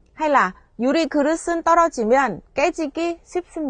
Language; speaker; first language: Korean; non-native, fluent; Vietnamese